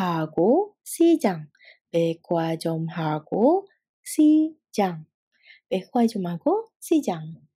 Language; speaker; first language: Korean; non-native, fluent; Indonesian